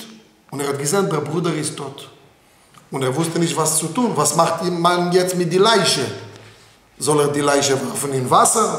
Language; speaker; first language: German; non-native, fluent; Hebrew